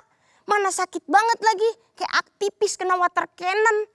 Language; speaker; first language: Indonesian; native; Indonesian